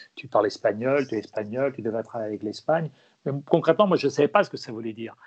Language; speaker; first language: French; early bilingual, other home language; Spanish